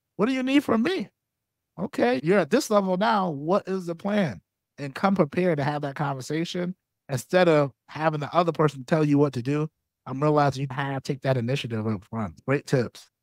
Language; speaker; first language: English; native; English